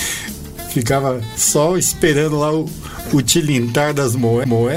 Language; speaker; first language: Portuguese; native; Portuguese